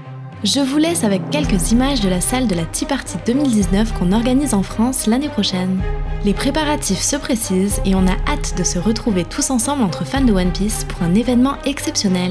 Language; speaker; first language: French; native; French